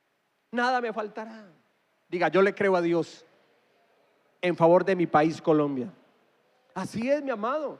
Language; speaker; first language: Spanish; native; Spanish